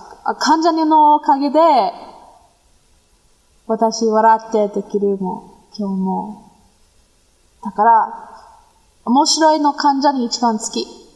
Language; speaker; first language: Japanese; non-native, learner; English